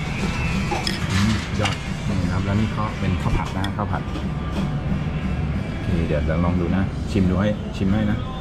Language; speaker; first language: Japanese; non-native, learner; Thai